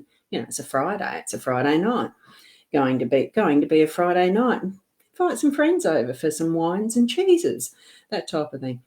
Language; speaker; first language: English; native; English